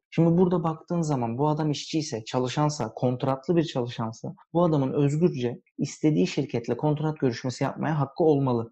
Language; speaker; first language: Turkish; early bilingual, heritage; Turkish